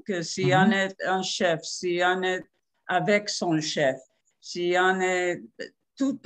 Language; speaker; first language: French; non-native, fluent; Spanish